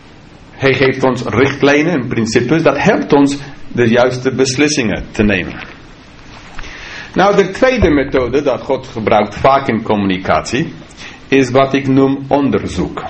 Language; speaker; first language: Dutch; non-native, fluent; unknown